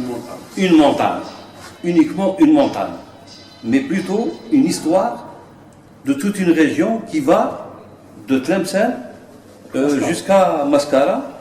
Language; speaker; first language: French; non-native, local second language; Arabic